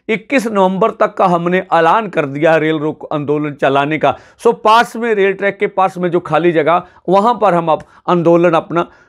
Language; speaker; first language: Hindi; non-native, local second language; Punjabi